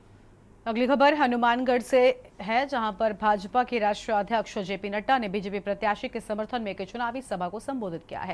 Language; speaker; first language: Hindi; native; Hindi